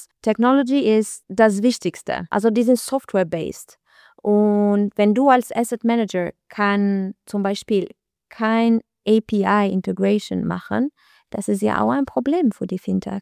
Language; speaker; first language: German; non-native, learner; Albanian